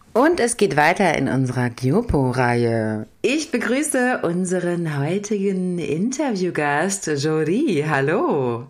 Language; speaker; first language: German; native; German